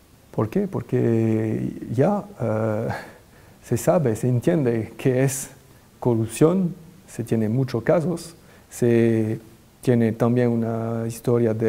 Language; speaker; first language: Spanish; non-native, fluent; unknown